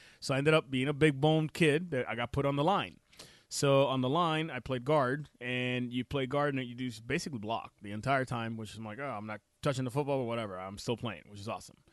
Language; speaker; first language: English; non-native, fluent; Spanish